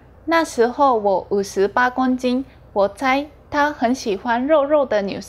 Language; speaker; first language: Chinese; non-native, fluent; Japanese